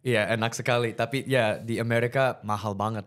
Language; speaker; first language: Indonesian; early bilingual, heritage; English